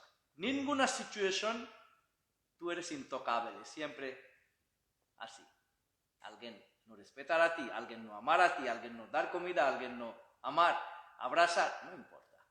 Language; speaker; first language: Spanish; non-native, learner; Bangla